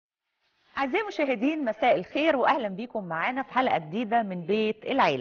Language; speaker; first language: Arabic; native; Arabic